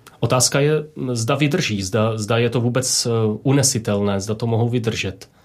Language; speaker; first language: Czech; native; Czech